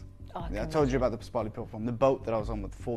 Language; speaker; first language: English; native; English